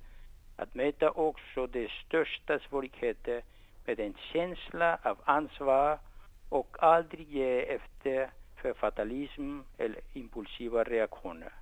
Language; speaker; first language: Swedish; non-native, fluent; Spanish